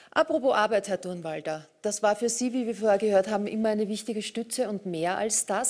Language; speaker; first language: German; native; German